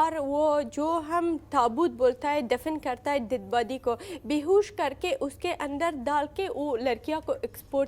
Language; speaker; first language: Hindi; non-native, learner; Persian